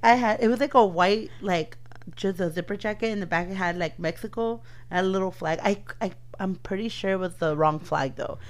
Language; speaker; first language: English; early bilingual, other home language; Spanish